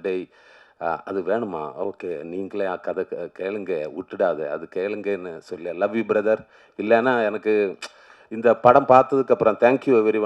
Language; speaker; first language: Tamil; non-native, learner; Malayalam